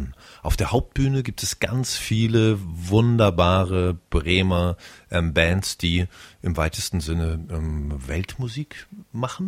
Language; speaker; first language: German; native; German